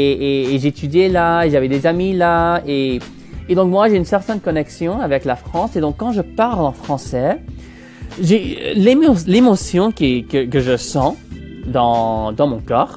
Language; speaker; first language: French; non-native, local second language; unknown